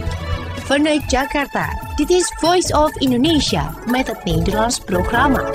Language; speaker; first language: Dutch; non-native, learner; Indonesian